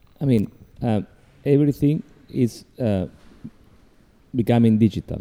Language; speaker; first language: English; non-native, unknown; Italian